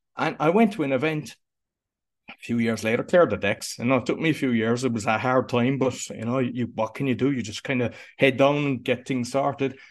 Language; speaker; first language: English; native; English